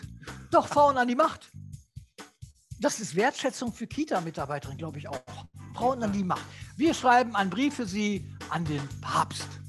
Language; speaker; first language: German; native; German